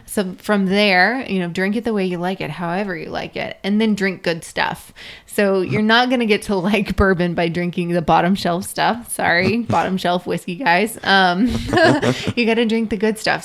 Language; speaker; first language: English; native; English